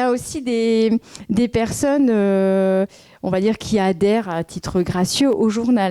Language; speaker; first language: French; native; French